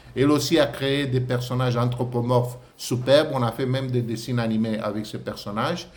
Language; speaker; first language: French; non-native, fluent; Romanian